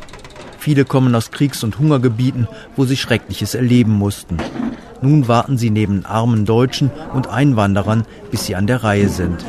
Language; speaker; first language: German; native; German